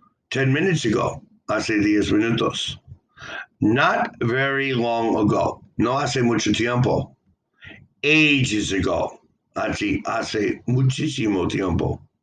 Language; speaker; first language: Spanish; non-native, learner; English